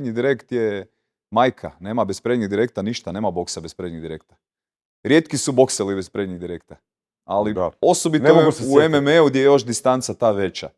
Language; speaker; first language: Croatian; native; Croatian